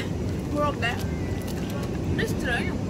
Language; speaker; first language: Portuguese; early bilingual, heritage; Portuguese